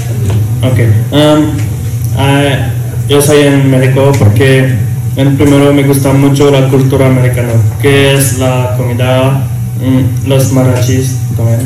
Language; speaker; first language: Spanish; non-native, learner; French